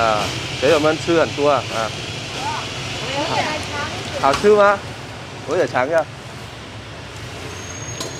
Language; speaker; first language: Chinese; non-native, learner; Vietnamese